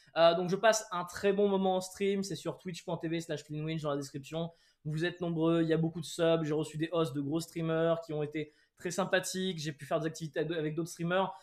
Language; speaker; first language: French; native; French